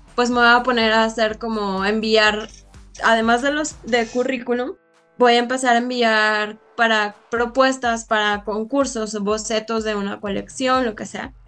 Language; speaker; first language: Spanish; native; Spanish